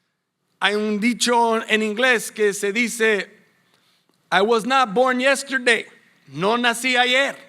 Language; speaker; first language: Spanish; non-native, fluent; English